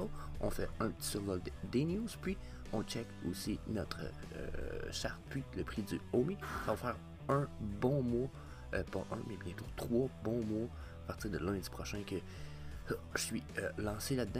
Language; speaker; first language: French; native; French